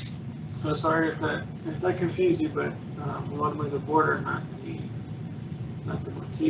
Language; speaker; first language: English; native; English